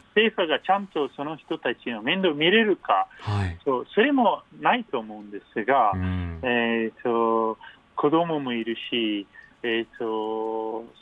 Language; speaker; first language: Japanese; non-native, fluent; Persian